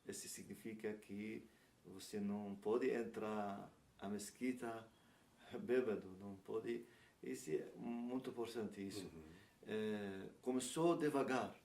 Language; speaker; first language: Portuguese; non-native, learner; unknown